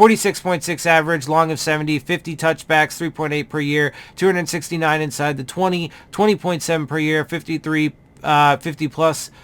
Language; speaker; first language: English; native; English